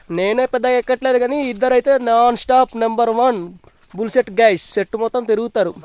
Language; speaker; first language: Telugu; non-native, local second language; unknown